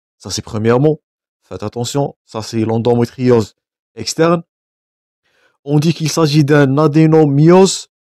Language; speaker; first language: French; non-native, local second language; Arabic